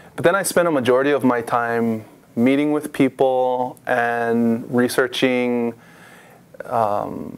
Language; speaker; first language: English; native; English